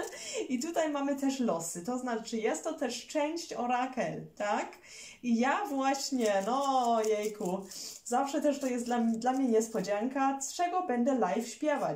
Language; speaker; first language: Polish; early bilingual, heritage; German